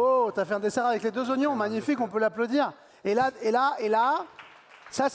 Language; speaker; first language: French; native; French